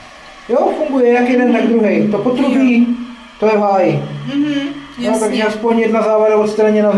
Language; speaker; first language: Czech; native; Czech